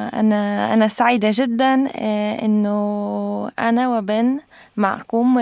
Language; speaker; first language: Arabic; non-native, learner; Polish